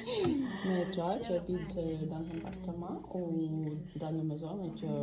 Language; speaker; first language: French; non-native, learner; Vietnamese